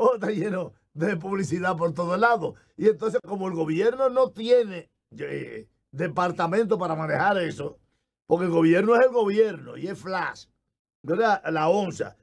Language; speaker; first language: Spanish; native; Spanish